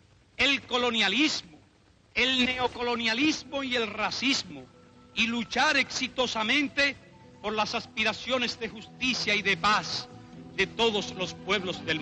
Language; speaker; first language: Spanish; native; Spanish